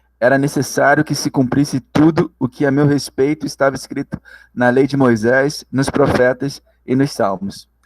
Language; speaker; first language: Portuguese; native; Portuguese